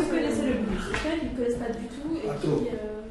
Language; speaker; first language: French; native; French